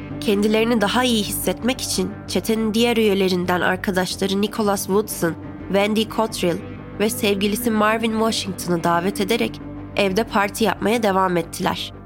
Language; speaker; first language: Turkish; native; Turkish